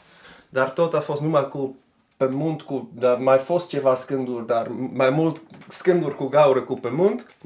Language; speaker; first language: Romanian; non-native, learner; Dutch